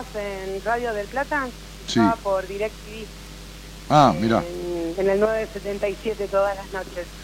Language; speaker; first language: Spanish; native; Spanish